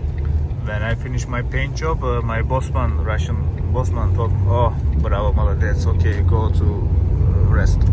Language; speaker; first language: English; non-native, learner; Turkish